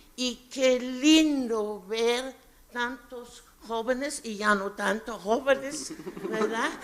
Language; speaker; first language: Spanish; non-native, fluent; German